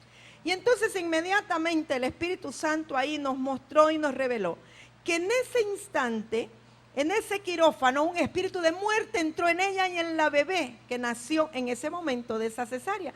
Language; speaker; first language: Spanish; native; Spanish